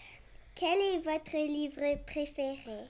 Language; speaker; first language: French; non-native, learner; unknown